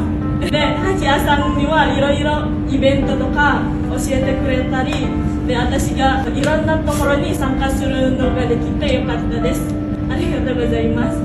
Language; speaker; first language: Japanese; non-native, fluent; Indonesian